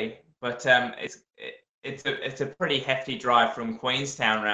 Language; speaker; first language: English; native; English